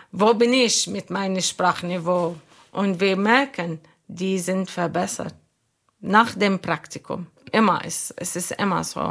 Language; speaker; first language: German; non-native, learner; Arabic